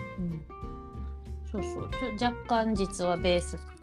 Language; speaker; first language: Japanese; native; Japanese